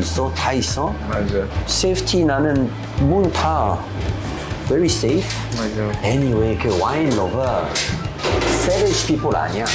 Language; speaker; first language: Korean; non-native, learner; French